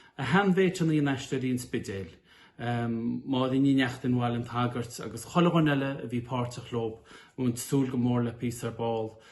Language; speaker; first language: Irish; native; Irish